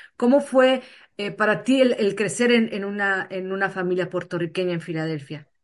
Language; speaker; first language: Spanish; native; Spanish